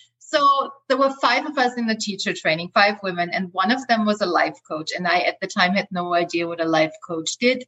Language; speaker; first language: English; non-native, fluent; German